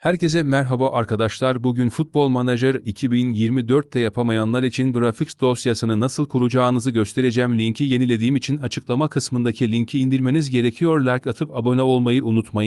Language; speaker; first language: Turkish; native; Turkish